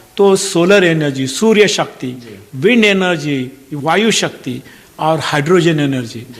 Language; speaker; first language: Hindi; non-native, local second language; Marathi